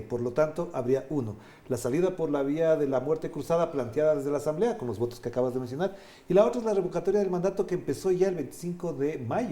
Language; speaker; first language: Spanish; native; Spanish